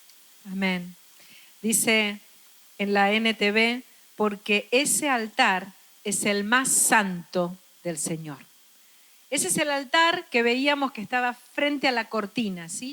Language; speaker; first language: Spanish; native; Spanish